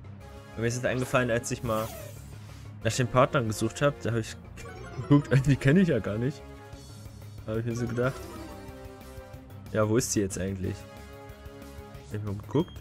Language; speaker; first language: German; native; German